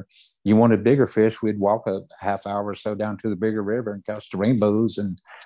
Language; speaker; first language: English; early bilingual, other home language; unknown